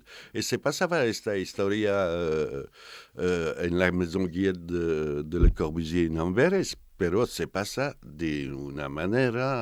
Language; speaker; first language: Spanish; non-native, fluent; French